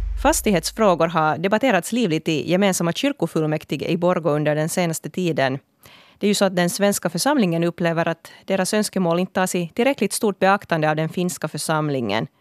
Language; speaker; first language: Swedish; native; Swedish